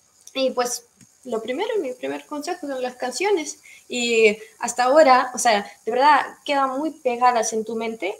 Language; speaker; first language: Spanish; non-native, fluent; Russian